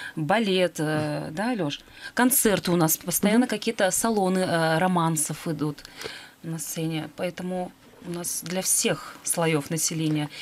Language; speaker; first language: Russian; native; Russian